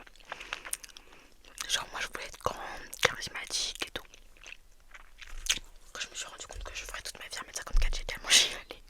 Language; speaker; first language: French; native; French